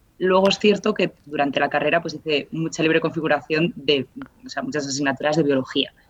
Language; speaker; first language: Spanish; native; Spanish